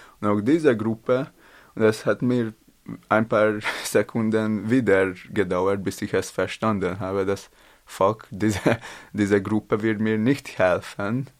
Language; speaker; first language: German; non-native, learner; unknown